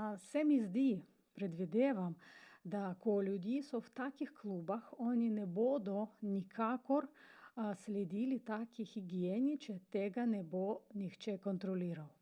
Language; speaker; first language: Slovenian; non-native, fluent; Ukrainian